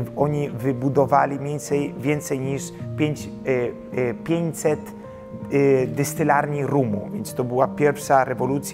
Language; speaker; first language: Polish; early bilingual, heritage; Polish